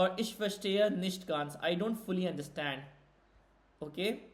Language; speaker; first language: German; non-native, fluent; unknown